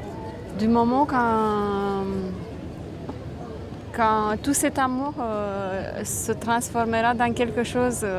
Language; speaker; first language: French; non-native, fluent; Romanian